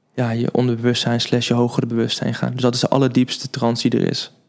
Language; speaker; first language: Dutch; native; Dutch